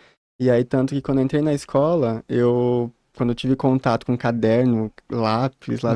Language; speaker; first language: Portuguese; native; Portuguese